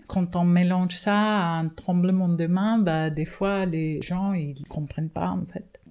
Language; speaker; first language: French; non-native, fluent; Spanish